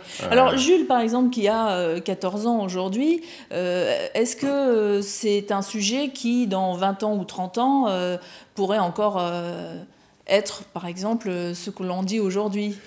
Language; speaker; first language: French; native; French